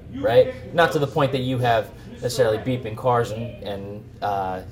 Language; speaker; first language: English; native; English